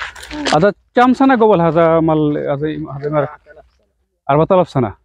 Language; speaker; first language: Arabic; non-native, learner; Bangla